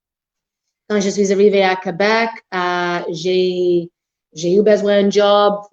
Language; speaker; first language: French; non-native, local second language; English